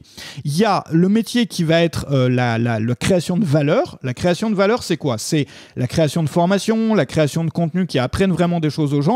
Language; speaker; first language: French; native; French